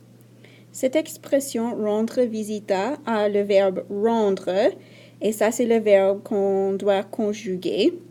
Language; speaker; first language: French; non-native, fluent; English